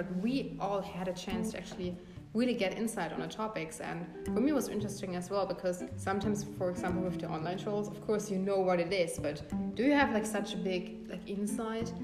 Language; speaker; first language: English; non-native, fluent; German